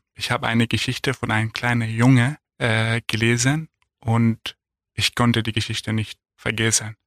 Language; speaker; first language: German; non-native, fluent; Arabic